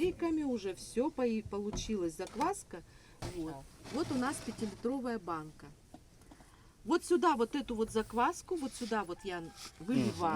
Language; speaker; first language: Russian; native; Russian